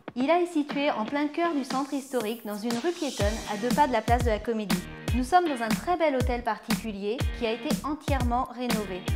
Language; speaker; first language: French; native; French